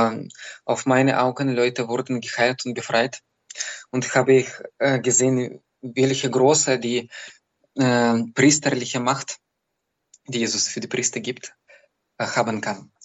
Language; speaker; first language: German; non-native, fluent; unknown